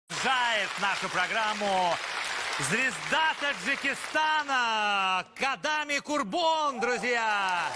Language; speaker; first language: Russian; native; Russian